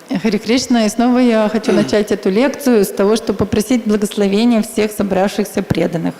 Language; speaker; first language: Russian; native; Russian